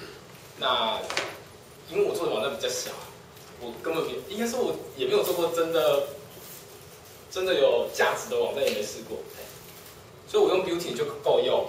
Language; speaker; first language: Chinese; native; Chinese